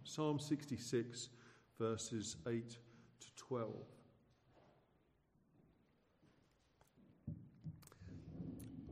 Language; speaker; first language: English; native; English